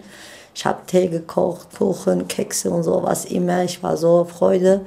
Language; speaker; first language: German; non-native, learner; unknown